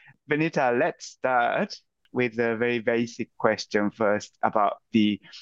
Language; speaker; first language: English; non-native, fluent; Japanese